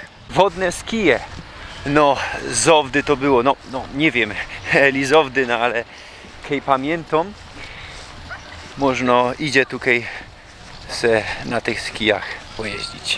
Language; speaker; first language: Polish; non-native, local second language; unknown